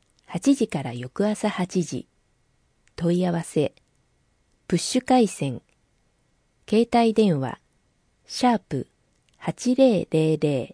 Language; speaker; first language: Japanese; native; Japanese